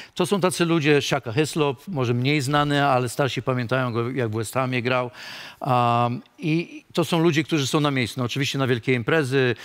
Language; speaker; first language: Polish; native; Polish